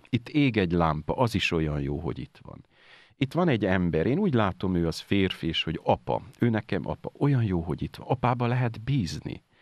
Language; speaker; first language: Hungarian; native; Hungarian